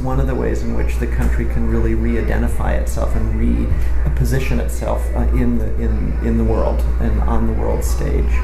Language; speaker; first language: English; native; English